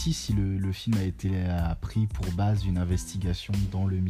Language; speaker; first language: French; native; French